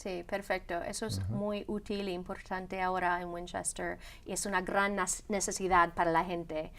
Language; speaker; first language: Spanish; non-native, fluent; English